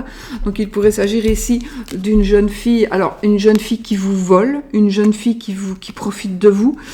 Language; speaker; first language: French; native; French